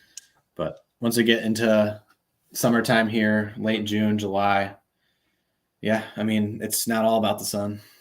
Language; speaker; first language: English; native; English